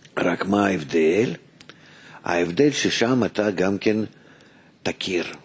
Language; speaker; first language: Hebrew; non-native, fluent; Russian